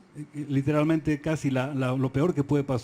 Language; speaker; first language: Spanish; native; Spanish